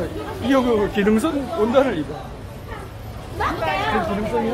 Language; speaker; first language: Korean; native; Korean